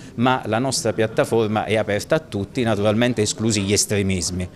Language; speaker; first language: Italian; native; Italian